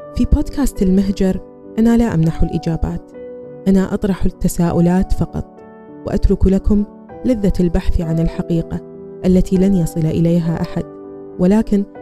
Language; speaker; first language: Arabic; early bilingual, other home language; German